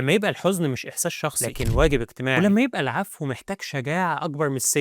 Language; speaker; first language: Arabic; native; Arabic